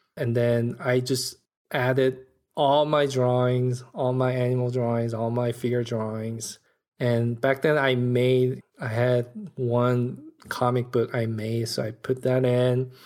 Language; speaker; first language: English; non-native, fluent; Korean